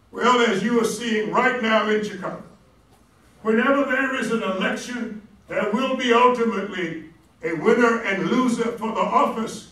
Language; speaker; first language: English; native; English